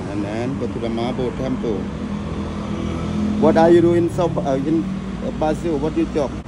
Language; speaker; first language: English; non-native, learner; Thai